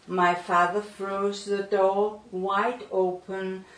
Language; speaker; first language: English; non-native, fluent; Danish